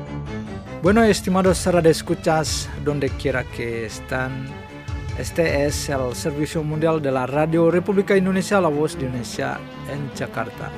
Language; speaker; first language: Spanish; non-native, fluent; Indonesian